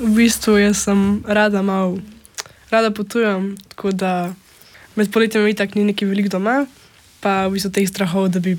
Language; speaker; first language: Slovenian; native; Slovenian